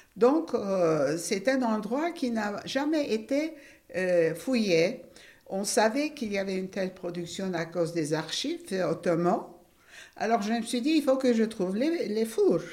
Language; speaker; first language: French; non-native, fluent; Turkish